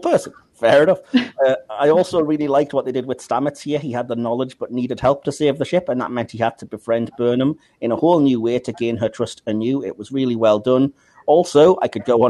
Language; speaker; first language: English; native; English